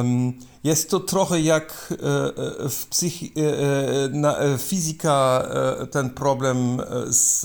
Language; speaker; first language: Polish; non-native, learner; German